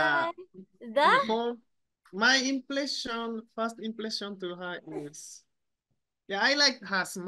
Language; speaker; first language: English; non-native, learner; Japanese